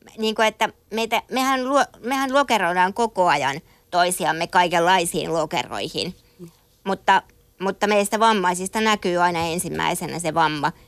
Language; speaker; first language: Finnish; native; Finnish